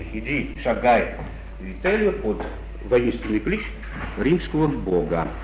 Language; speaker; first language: Russian; non-native, local second language; Georgian